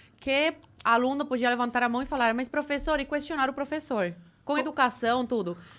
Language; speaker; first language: Portuguese; early bilingual, other home language; Spanish